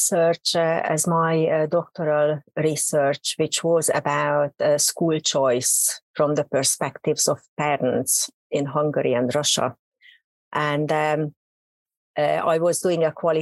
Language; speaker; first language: English; non-native, fluent; Hungarian